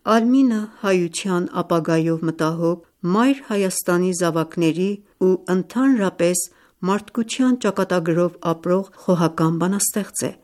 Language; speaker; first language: Armenian; early bilingual, heritage; Armenian